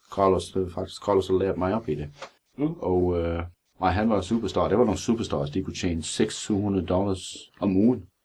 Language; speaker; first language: Danish; non-native, fluent; English